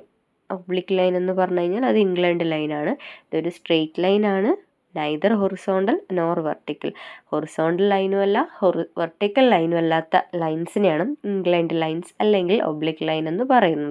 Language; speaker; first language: Malayalam; native; Malayalam